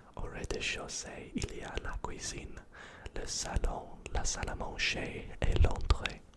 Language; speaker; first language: French; non-native, learner; English